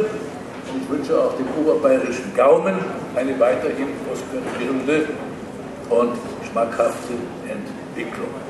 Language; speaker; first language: German; native; German